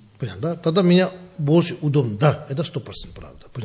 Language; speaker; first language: Russian; non-native, learner; Tibetan